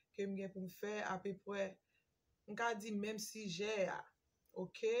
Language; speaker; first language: French; non-native, learner; Haitian Creole